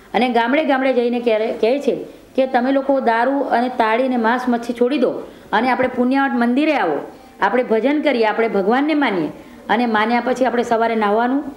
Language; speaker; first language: Gujarati; non-native, local second language; Rathawi